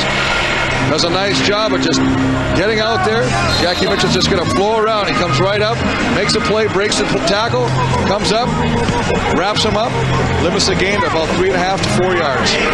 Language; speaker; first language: English; native; English